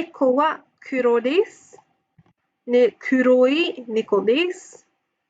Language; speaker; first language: Japanese; non-native, fluent; English